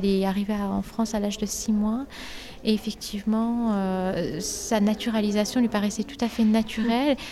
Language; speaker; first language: French; native; French